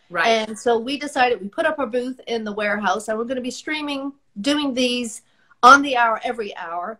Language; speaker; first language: English; native; English